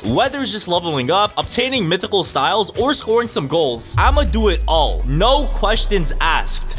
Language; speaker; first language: English; native; English